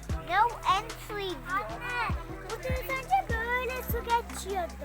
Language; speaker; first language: Turkish; early bilingual, heritage; Turkish